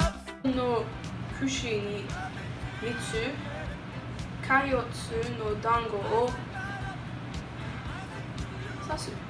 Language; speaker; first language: Japanese; non-native, learner; English